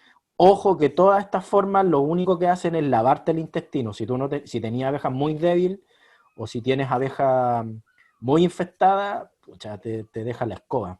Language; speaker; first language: Spanish; native; Spanish